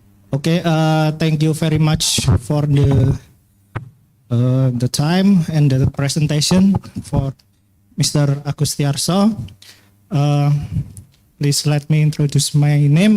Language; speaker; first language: English; non-native, fluent; Indonesian